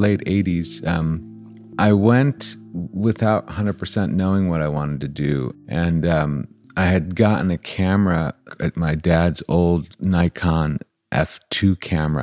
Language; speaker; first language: English; native; English